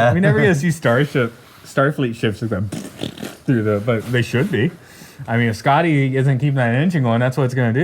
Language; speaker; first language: English; native; English